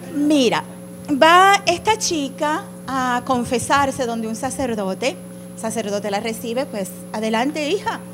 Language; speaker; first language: Spanish; early bilingual, heritage; Spanish